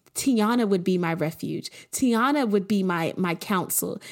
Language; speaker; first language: English; native; English